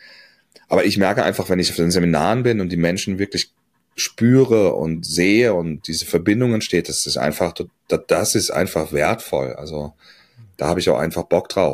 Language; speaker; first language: German; native; German